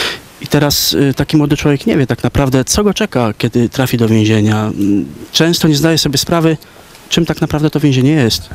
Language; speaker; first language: Polish; native; Polish